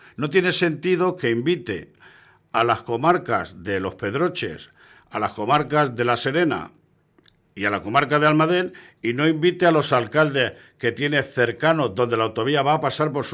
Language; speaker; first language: Spanish; native; Spanish